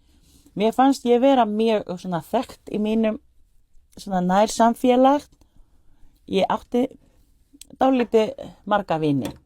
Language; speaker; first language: Icelandic; non-native, fluent; Spanish